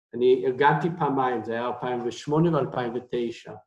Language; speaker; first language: Hebrew; non-native, fluent; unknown